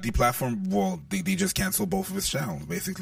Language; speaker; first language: English; non-native, fluent; French